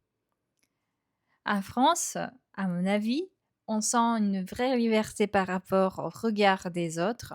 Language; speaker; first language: French; non-native, fluent; Japanese